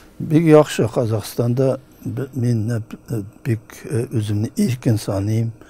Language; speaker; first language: Tatar; early bilingual, heritage; Tatar